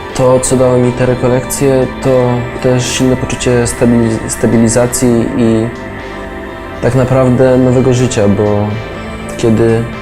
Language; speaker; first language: Polish; native; Polish